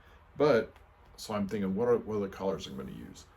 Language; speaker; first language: English; native; English